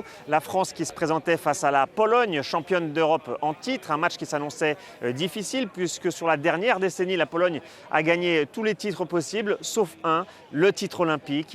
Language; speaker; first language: French; native; French